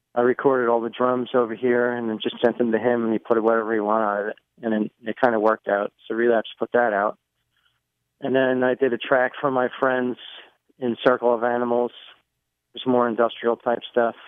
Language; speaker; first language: English; native; English